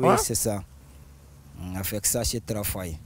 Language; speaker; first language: French; non-native, local second language; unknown